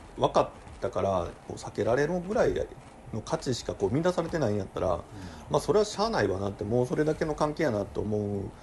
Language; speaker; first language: Japanese; native; Japanese